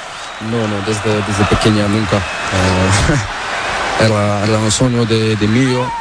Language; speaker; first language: Spanish; non-native, learner; Portuguese